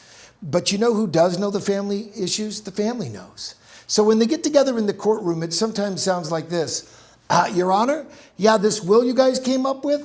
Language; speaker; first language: English; native; English